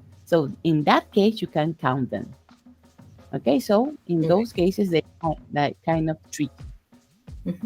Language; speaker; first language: English; non-native, fluent; Spanish